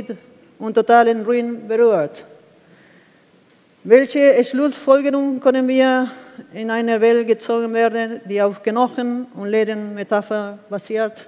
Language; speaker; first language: German; non-native, fluent; Spanish